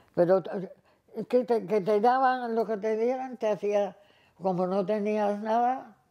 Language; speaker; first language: Spanish; native; Spanish